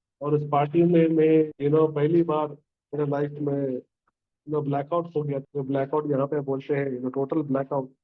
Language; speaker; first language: Hindi; native; Hindi